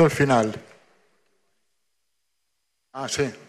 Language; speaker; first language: Portuguese; non-native, fluent; Italian